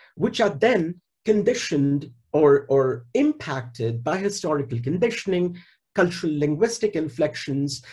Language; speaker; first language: English; non-native, local second language; Hindi